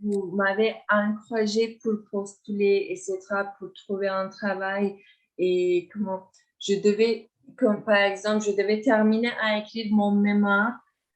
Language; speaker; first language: French; non-native, fluent; Turkish